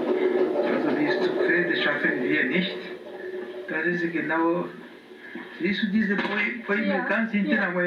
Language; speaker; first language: German; non-native, learner; Kinyarwanda